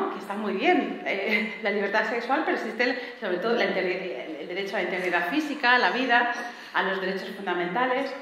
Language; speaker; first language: Spanish; native; Spanish